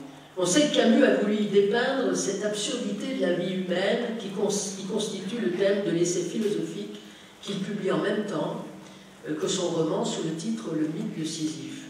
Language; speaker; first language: French; native; French